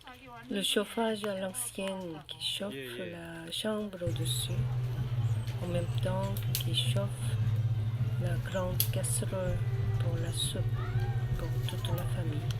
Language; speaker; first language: French; non-native, learner; Korean